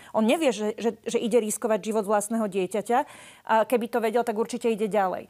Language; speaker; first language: Slovak; native; Slovak